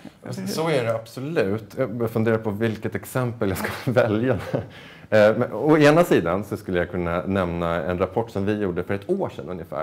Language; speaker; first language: Swedish; native; Swedish